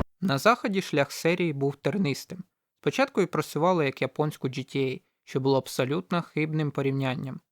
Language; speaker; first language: Ukrainian; native; Ukrainian